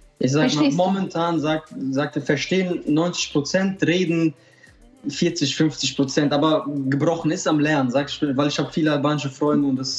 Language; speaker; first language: German; early bilingual, other home language; Albanian